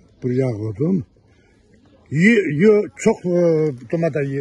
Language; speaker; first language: Turkish; early bilingual, heritage; Greek